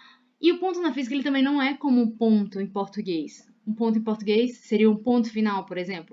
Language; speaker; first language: Portuguese; native; Portuguese